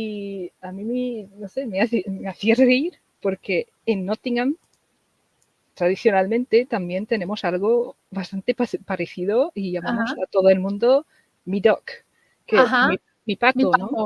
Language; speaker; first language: Spanish; non-native, fluent; English